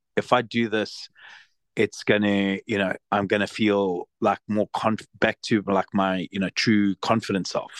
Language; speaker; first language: English; native; English